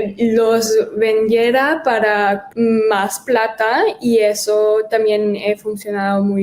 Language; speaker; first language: Spanish; early bilingual, heritage; German